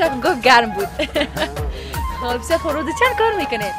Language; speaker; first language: Persian; native; Persian